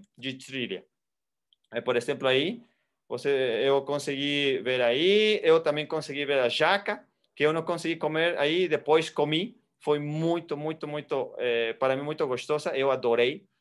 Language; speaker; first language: Portuguese; non-native, fluent; Spanish